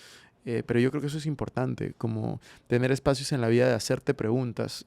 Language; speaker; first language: Spanish; native; Spanish